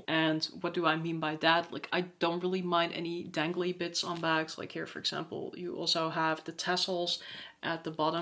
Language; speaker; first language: English; non-native, fluent; Dutch